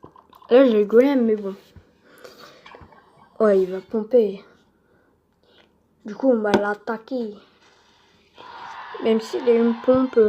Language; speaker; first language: French; native; French